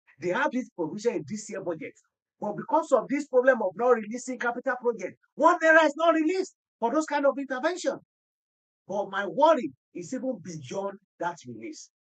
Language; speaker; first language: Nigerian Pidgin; non-native, local second language; Yoruba